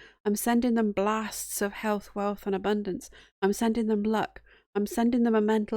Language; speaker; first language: English; native; English